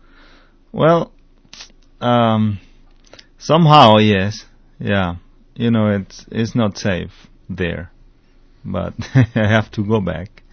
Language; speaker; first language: English; non-native, fluent; Spanish